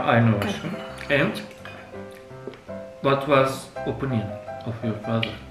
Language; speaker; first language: English; non-native, learner; Turkish